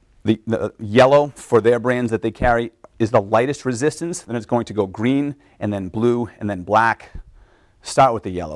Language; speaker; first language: English; native; English